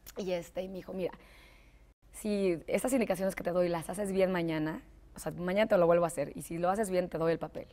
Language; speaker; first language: Spanish; native; Spanish